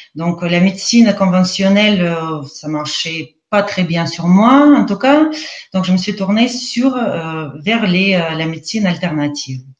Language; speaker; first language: French; non-native, fluent; Russian